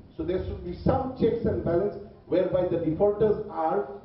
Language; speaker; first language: English; non-native, local second language; Bangla